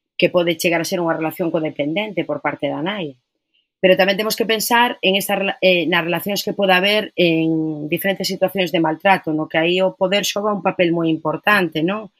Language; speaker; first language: Galician; non-native, local second language; Spanish